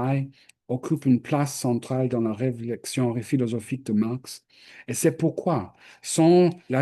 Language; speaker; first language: French; non-native, fluent; English